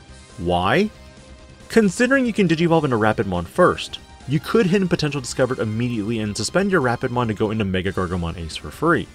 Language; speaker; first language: English; native; English